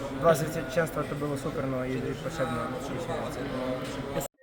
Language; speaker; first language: Polish; non-native, learner; Ukrainian